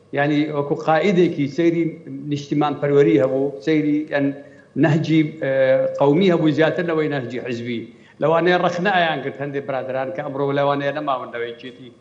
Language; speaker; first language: Central Kurdish; non-native, local second language; Assyrian Neo-Aramaic